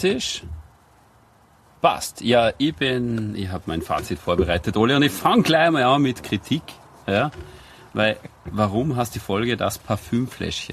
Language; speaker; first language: German; native; German